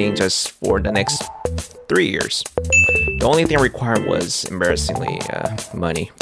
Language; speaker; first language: English; non-native, fluent; Korean